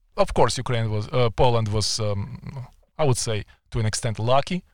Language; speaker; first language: English; non-native, fluent; Ukrainian